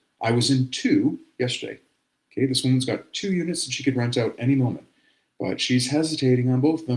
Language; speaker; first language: English; native; English